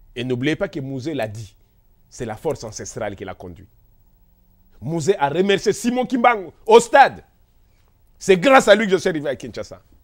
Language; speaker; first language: French; non-native, local second language; Kongo